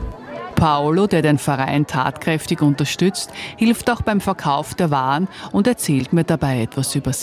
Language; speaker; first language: German; native; German